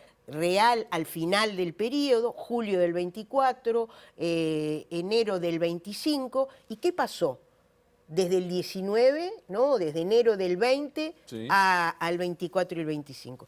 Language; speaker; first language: Spanish; native; Spanish